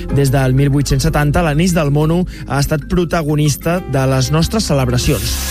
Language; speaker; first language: Catalan; native; Catalan